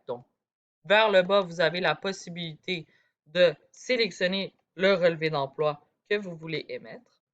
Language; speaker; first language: French; native; French